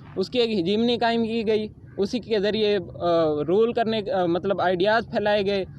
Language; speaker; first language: Urdu; non-native, local second language; Punjabi